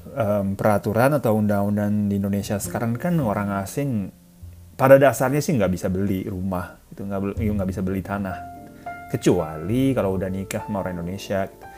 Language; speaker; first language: Indonesian; non-native, fluent; Japanese